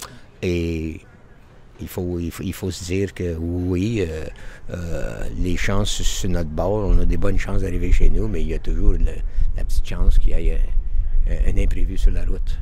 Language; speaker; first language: French; native; French